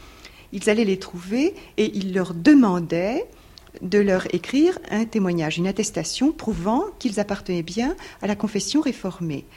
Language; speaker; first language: French; native; French